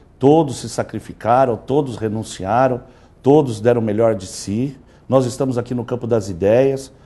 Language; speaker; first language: Portuguese; native; Portuguese